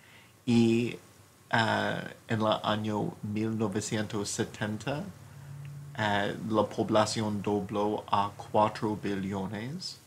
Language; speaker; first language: Spanish; non-native, fluent; English